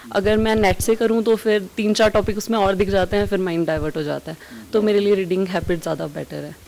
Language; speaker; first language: Hindi; native; Hindi